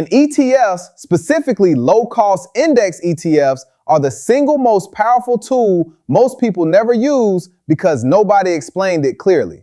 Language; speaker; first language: English; native; English